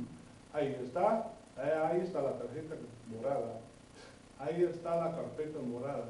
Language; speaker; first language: Spanish; non-native, fluent; English